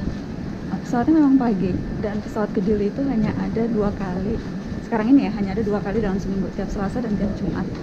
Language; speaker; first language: Indonesian; native; Indonesian